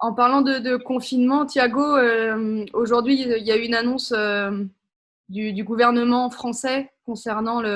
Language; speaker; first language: French; native; French